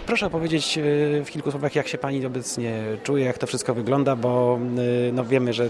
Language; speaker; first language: Polish; native; Polish